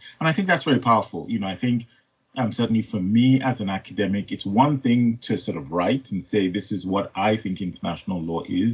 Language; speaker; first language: English; non-native, local second language; Yoruba